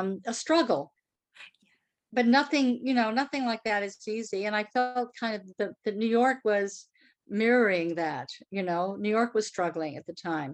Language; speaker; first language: English; native; English